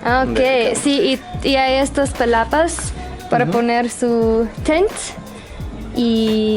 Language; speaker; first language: Spanish; non-native, fluent; English